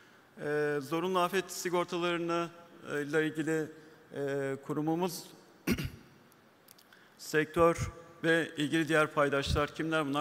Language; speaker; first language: Turkish; native; Turkish